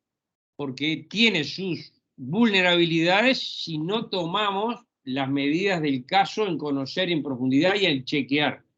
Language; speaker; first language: Spanish; native; Spanish